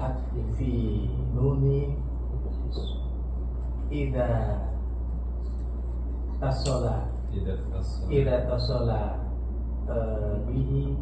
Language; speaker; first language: Arabic; non-native, learner; Indonesian